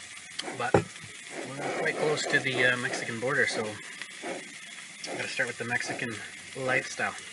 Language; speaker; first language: English; native; English